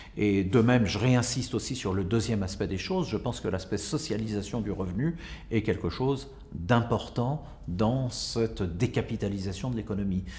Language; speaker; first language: French; native; French